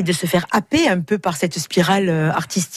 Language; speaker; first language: French; native; French